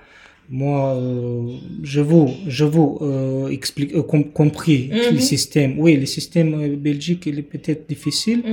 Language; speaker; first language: French; non-native, learner; Romanian